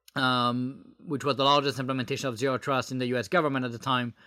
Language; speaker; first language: English; non-native, fluent; French